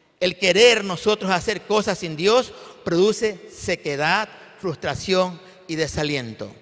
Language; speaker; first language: Spanish; native; Spanish